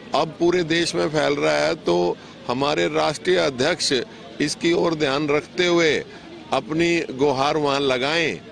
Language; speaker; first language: Hindi; native; Hindi